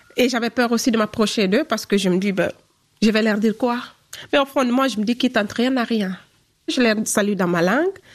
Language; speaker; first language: French; non-native, local second language; Fula